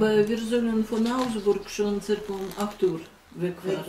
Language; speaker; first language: German; non-native, fluent; Russian